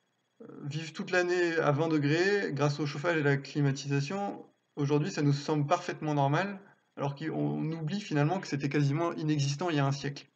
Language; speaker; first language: French; native; French